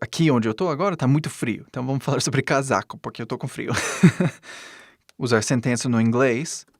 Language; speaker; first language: Portuguese; non-native, fluent; English